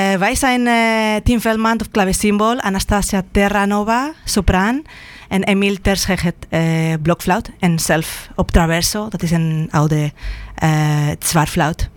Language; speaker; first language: Dutch; non-native, fluent; Spanish